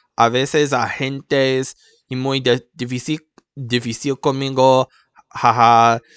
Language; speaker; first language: Spanish; non-native, learner; English